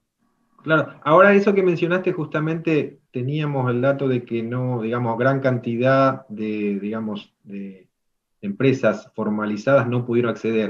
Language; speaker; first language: Spanish; native; Spanish